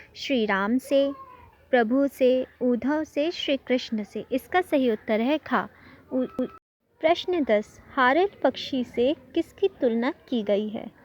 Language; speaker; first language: Hindi; native; Hindi